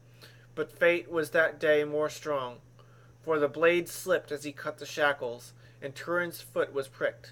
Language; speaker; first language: English; native; English